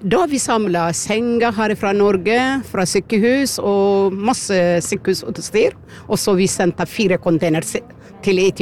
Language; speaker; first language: Norwegian; non-native, learner; Amharic